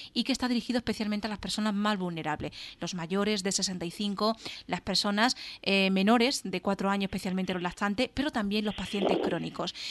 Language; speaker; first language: Spanish; native; Spanish